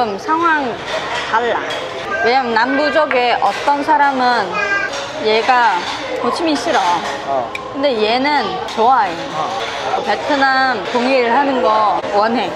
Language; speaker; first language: Korean; non-native, learner; Vietnamese